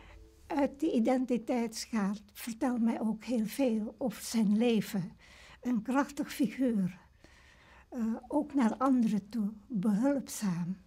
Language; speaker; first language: Dutch; early bilingual, other home language; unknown